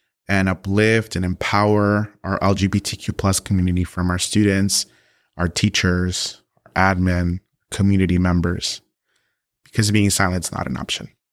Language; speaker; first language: English; early bilingual, other home language; Spanish